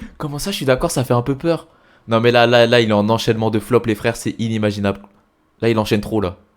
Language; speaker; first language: French; native; French